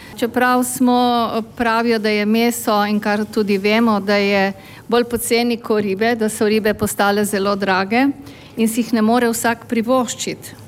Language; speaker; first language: Slovenian; native; Slovenian